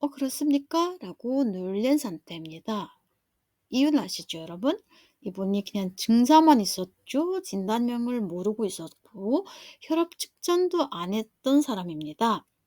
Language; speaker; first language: Korean; non-native, fluent; Mongolian